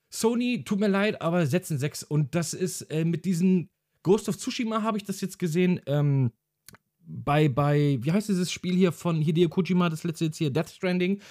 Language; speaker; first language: German; early bilingual, other home language; Hungarian